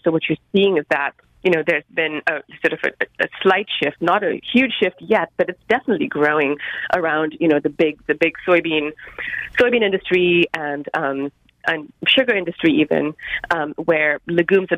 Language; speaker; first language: English; non-native, local second language; Hindi